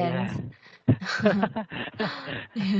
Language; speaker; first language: English; non-native, learner; Korean